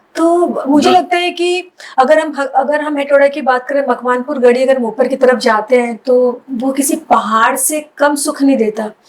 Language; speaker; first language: Hindi; native; Hindi